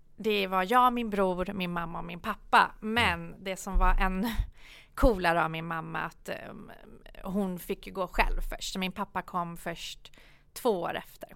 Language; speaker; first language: Swedish; early bilingual, other home language; Persian